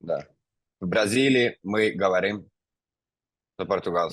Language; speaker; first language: Russian; non-native, fluent; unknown